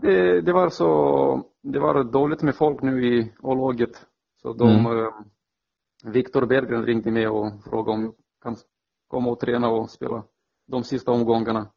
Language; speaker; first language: Swedish; non-native, fluent; Romanian